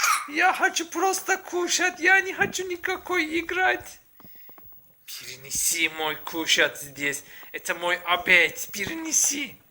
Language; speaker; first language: Russian; non-native, learner; Turkish